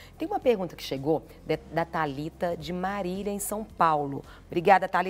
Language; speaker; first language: Portuguese; native; Portuguese